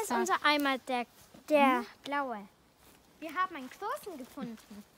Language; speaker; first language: German; early bilingual, other home language; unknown